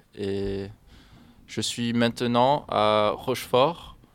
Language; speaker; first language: French; non-native, fluent; English